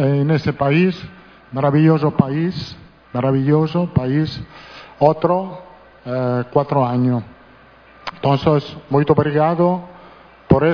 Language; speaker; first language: Portuguese; non-native, fluent; Italian